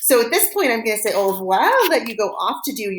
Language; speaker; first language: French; non-native, fluent; English